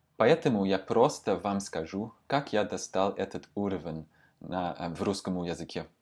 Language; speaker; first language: Russian; non-native, fluent; Swiss German